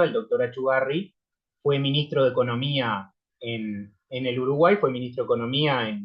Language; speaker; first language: Spanish; native; Spanish